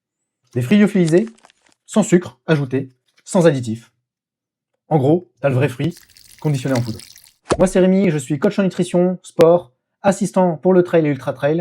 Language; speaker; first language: French; native; French